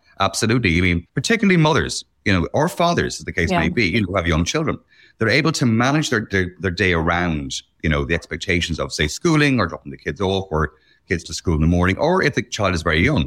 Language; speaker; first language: English; native; English